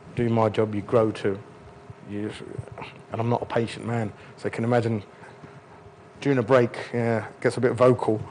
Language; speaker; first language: English; early bilingual, other home language; Punjabi